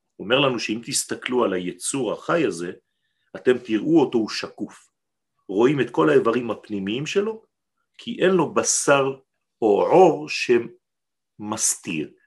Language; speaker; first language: Hebrew; non-native, fluent; French